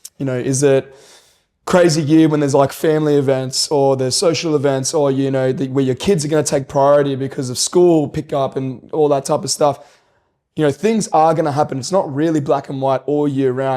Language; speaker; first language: English; native; English